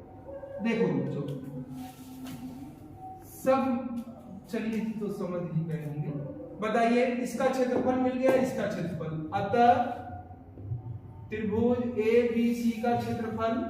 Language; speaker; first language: Hindi; native; Hindi